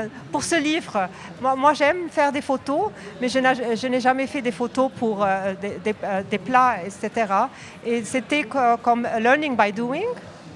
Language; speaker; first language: French; non-native, local second language; Arabic